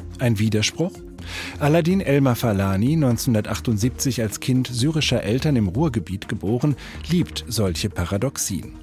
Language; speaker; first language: German; native; German